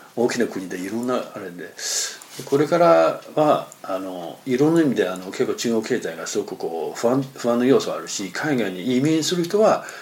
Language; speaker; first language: Japanese; non-native, fluent; Chinese